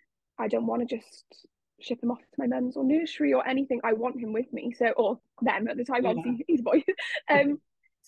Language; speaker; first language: English; native; English